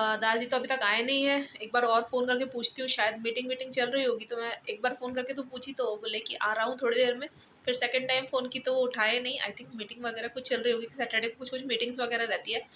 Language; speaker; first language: Hindi; non-native, local second language; Bangla